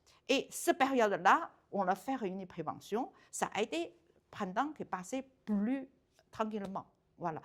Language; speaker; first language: French; non-native, learner; Chinese